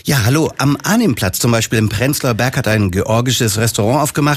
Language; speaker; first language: German; native; German